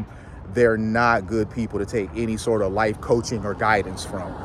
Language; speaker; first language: English; native; English